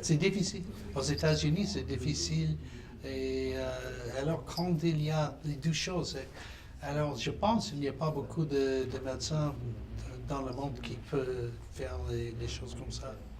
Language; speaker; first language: French; non-native, learner; English